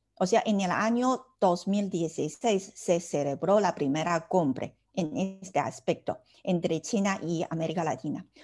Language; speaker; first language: Spanish; non-native, fluent; Chinese